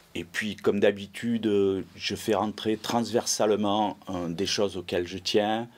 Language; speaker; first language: French; native; French